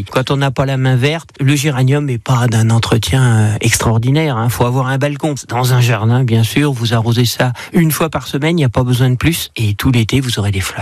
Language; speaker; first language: French; native; French